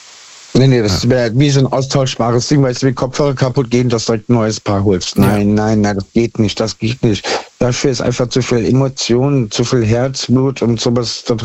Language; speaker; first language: German; native; German